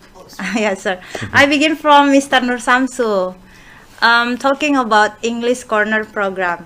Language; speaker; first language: English; non-native, fluent; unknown